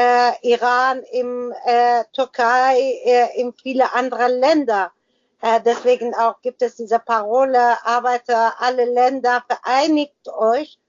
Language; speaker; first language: German; non-native, learner; Persian